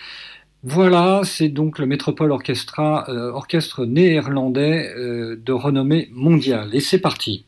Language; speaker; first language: French; native; French